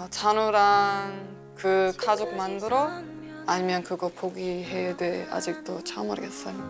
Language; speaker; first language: Korean; non-native, learner; English